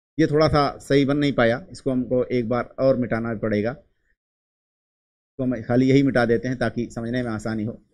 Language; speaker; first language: Hindi; native; Hindi